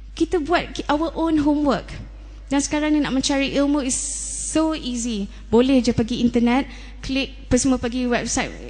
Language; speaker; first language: Malay; native; Malay